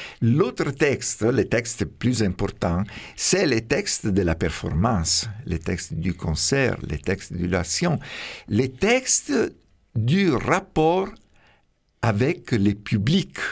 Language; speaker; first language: French; non-native, fluent; Italian